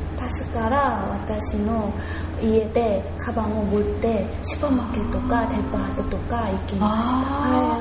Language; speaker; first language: Japanese; non-native, learner; Korean